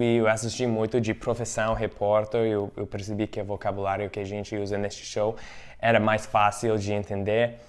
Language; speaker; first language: Portuguese; non-native, fluent; English